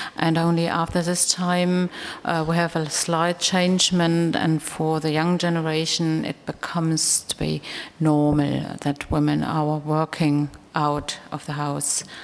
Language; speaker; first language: English; non-native, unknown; German